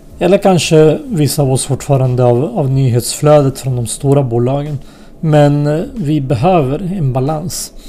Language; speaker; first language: Swedish; early bilingual, other home language; Spanish